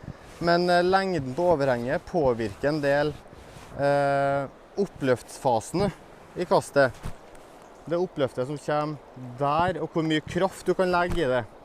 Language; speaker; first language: Norwegian; native; Norwegian